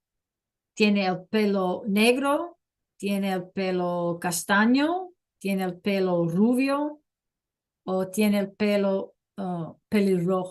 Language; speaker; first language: Spanish; non-native, learner; English